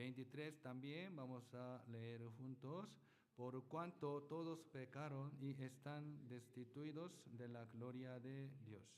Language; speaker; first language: Spanish; non-native, learner; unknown